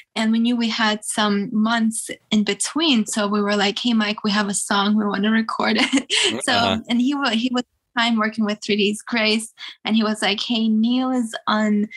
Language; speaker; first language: English; early bilingual, other home language; Russian